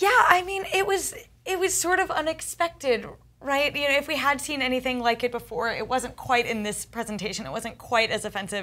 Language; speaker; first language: English; native; English